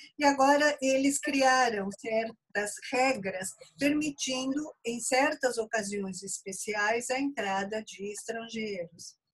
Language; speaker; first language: Portuguese; early bilingual, other home language; Japanese